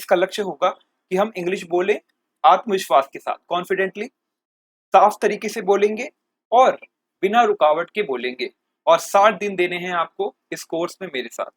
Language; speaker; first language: Hindi; native; Hindi